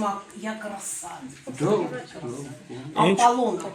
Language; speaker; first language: Russian; non-native, local second language; Armenian